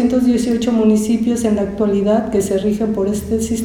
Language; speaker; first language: Spanish; native; Spanish